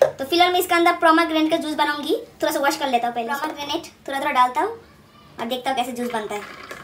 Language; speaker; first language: Hindi; non-native, local second language; Bangla